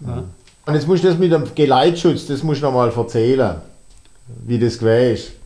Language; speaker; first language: German; native; German